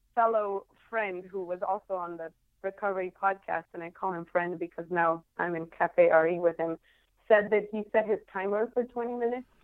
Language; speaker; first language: English; non-native, fluent; Spanish